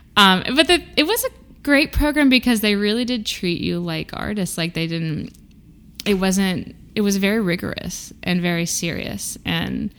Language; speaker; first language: English; native; English